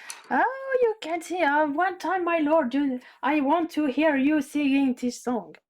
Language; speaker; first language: English; non-native, learner; French